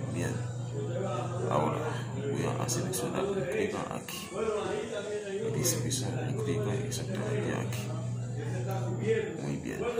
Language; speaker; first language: Spanish; non-native, learner; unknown